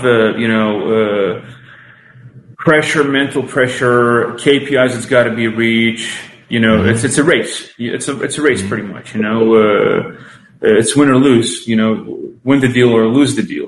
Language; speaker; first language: English; non-native, fluent; Arabic